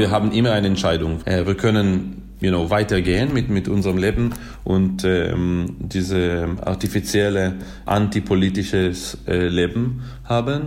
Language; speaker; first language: German; non-native, fluent; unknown